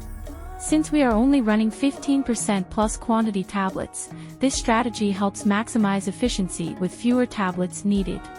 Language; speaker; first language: English; native; English